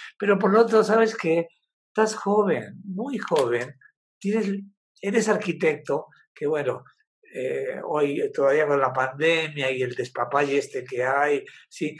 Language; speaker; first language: Spanish; native; Spanish